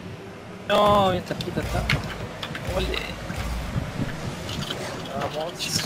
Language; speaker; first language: Spanish; native; Spanish